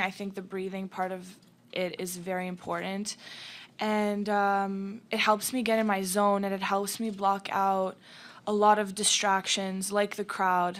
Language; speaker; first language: English; early bilingual, other home language; Romanian